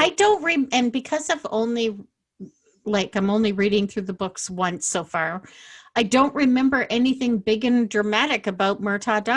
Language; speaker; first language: English; native; English